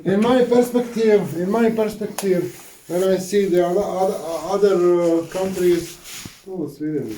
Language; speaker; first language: English; non-native, learner; Arabic